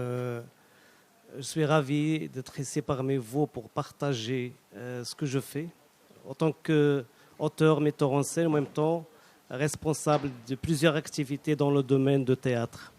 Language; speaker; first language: French; non-native, local second language; Arabic